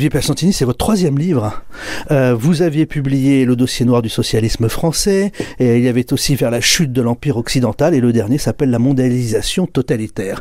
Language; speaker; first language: French; native; French